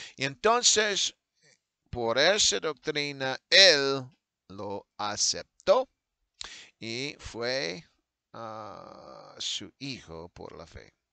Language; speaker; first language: Spanish; non-native, fluent; English